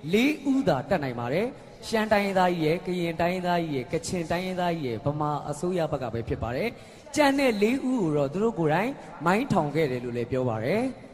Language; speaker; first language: Burmese; native; Burmese